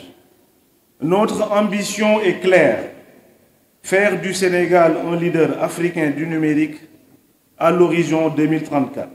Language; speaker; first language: French; non-native, local second language; Wolof